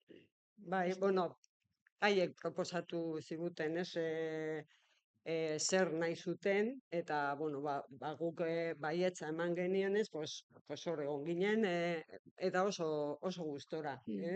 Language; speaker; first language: Basque; non-native, local second language; Spanish